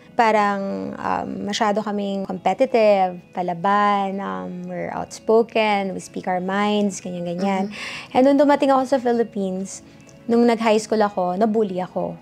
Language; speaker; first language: Filipino; early bilingual, heritage; Filipino